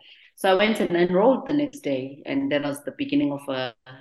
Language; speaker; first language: English; non-native, local second language; Zulu